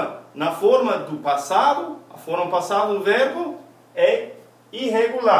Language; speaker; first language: Portuguese; non-native, fluent; English